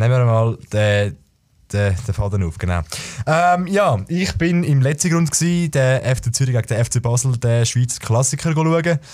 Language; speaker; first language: German; native; German